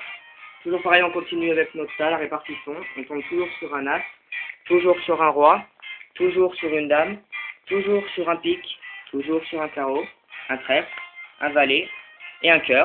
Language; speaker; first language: French; native; French